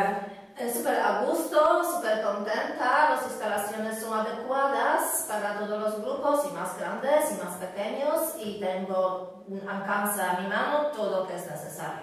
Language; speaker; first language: Spanish; non-native, fluent; Polish